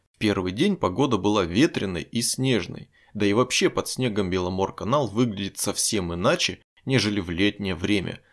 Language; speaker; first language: Russian; native; Russian